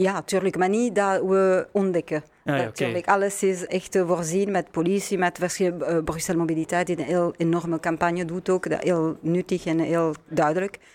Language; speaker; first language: Dutch; non-native, learner; French